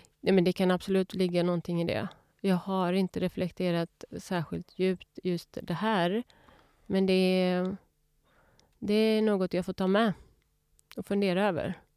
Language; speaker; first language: Swedish; early bilingual, other home language; Persian